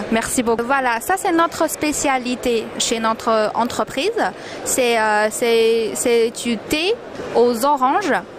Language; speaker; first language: French; non-native, fluent; Chinese